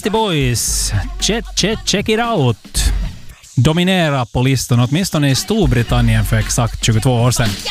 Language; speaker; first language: Swedish; native; Swedish